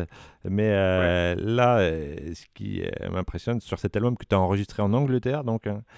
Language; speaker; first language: French; native; French